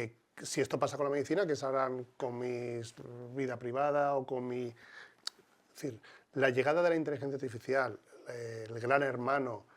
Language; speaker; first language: Spanish; native; Spanish